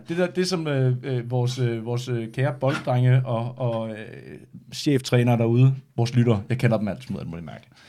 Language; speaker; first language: Danish; native; Danish